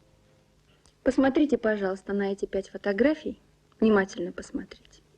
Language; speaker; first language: Russian; native; Russian